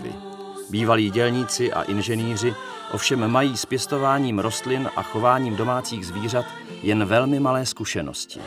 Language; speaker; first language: Czech; native; Czech